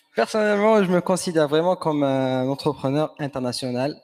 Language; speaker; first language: French; non-native, local second language; Arabic